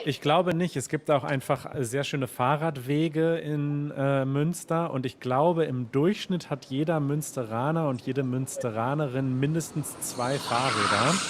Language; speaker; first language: German; native; German